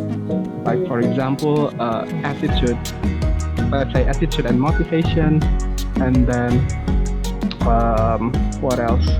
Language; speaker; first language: English; non-native, fluent; Indonesian